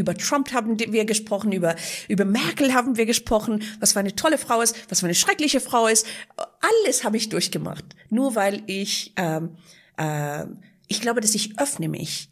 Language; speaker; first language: German; non-native, fluent; Persian